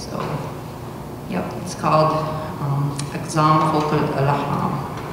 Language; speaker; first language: English; early bilingual, other home language; Arabic